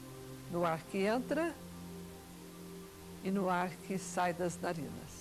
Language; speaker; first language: Portuguese; native; Portuguese